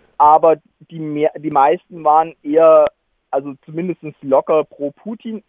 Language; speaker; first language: German; native; German